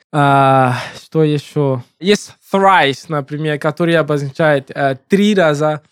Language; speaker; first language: Russian; non-native, learner; English